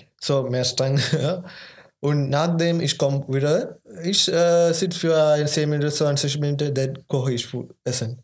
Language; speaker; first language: German; non-native, learner; Malayalam